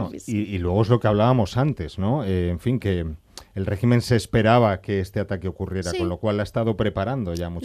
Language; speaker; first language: Spanish; native; Spanish